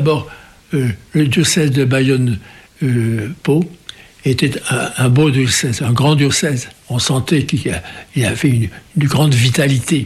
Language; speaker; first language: French; native; French